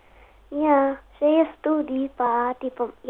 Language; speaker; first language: Slovenian; early bilingual, heritage; Slovenian